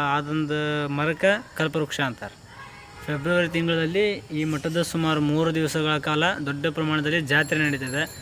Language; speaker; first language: Kannada; native; Kannada